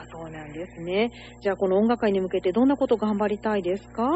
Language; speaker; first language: Japanese; native; Japanese